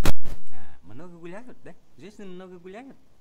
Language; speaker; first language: Russian; non-native, fluent; Vietnamese